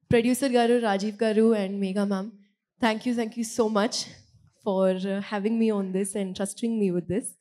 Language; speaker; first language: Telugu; non-native, local second language; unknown